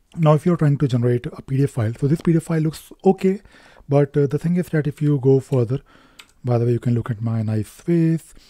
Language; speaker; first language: English; non-native, local second language; Hindi